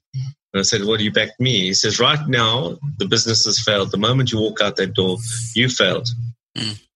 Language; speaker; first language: English; native; English